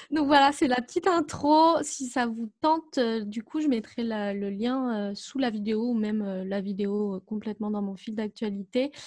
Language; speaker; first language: French; native; French